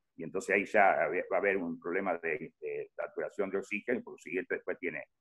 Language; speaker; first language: Spanish; native; Spanish